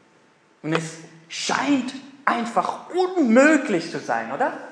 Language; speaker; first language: German; non-native, fluent; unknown